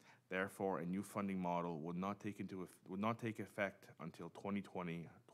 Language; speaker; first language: English; non-native, local second language; French